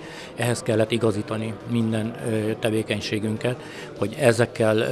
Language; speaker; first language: Hungarian; native; Hungarian